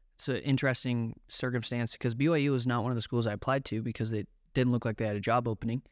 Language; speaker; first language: English; native; English